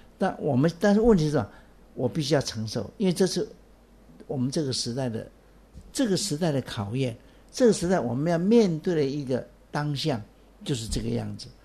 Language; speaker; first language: Chinese; native; Chinese